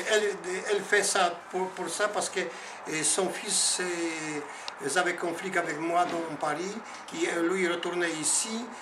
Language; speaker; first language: French; non-native, learner; Polish